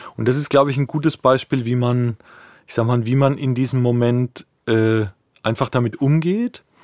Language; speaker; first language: German; native; German